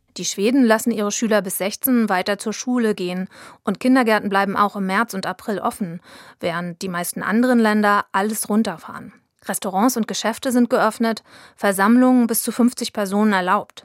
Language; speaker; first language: German; native; German